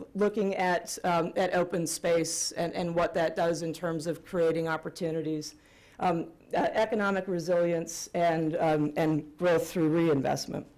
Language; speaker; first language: English; native; English